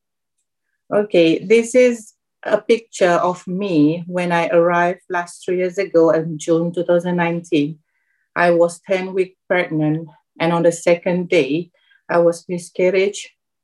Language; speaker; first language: English; non-native, local second language; Malay